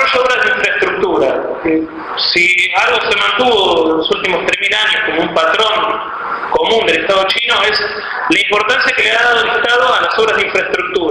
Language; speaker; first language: Spanish; native; Spanish